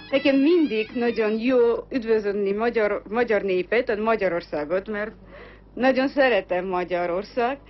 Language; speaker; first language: Hungarian; non-native, learner; Armenian